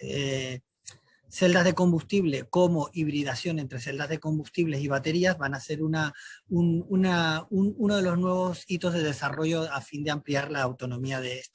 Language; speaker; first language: Spanish; native; Spanish